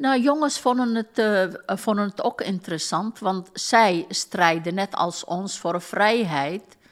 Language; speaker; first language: Dutch; non-native, fluent; Turkish